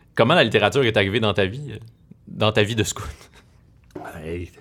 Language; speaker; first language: French; native; French